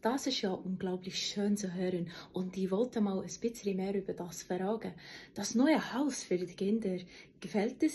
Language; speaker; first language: German; non-native, fluent; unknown